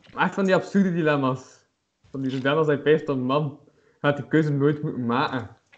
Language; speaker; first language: Dutch; native; Dutch